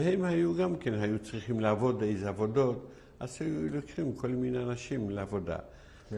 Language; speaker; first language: Hebrew; non-native, fluent; Yiddish